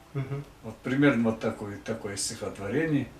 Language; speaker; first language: Russian; non-native, local second language; Tatar